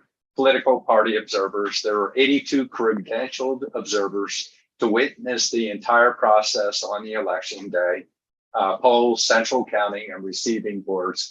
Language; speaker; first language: English; native; English